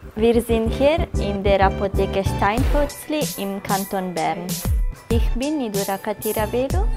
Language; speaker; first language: German; non-native, local second language; Italian